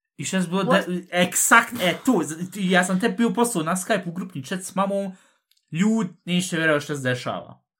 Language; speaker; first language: Bosnian; early bilingual, heritage; Bosnian